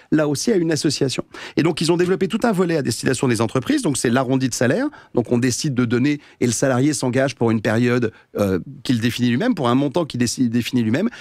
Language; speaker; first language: French; native; French